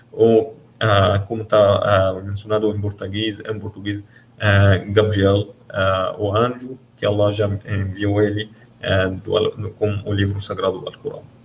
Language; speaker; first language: Portuguese; non-native, learner; Arabic